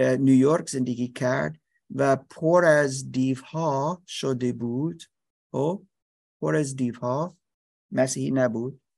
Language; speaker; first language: Persian; non-native, learner; English